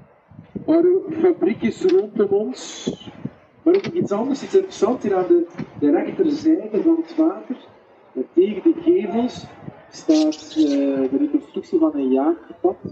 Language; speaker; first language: Dutch; native; Dutch